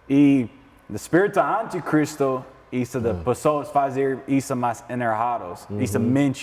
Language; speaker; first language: Portuguese; non-native, learner; English